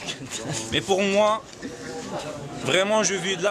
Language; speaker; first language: French; non-native, learner; Arabic